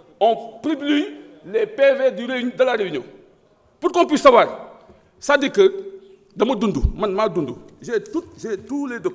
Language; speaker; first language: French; non-native, local second language; Wolof